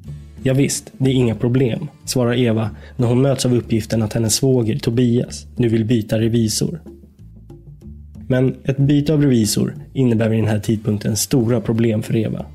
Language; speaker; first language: Swedish; native; Swedish